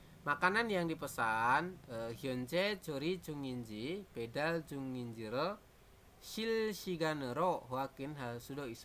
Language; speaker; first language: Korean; non-native, fluent; Indonesian